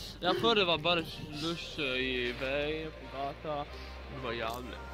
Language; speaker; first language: Norwegian; non-native, learner; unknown